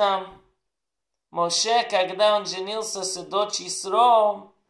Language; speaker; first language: Russian; non-native, learner; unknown